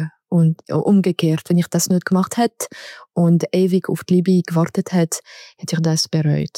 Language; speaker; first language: German; non-native, local second language; French